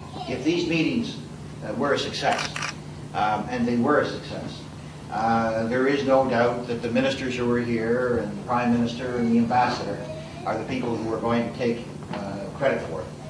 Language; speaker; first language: English; native; English